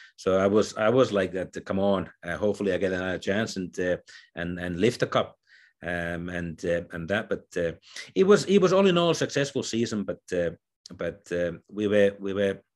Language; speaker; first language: English; non-native, fluent; Finnish